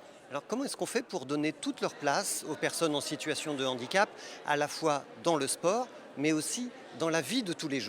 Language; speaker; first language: French; native; French